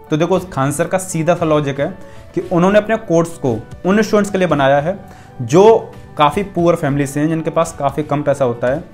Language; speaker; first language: Hindi; native; Hindi